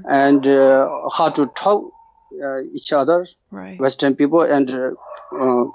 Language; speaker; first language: English; non-native, learner; Tibetan